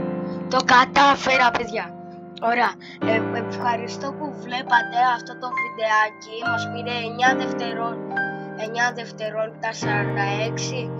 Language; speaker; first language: Greek; early bilingual, heritage; Greek